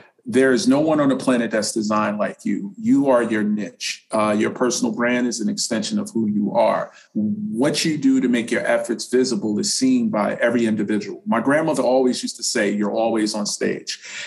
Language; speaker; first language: English; native; English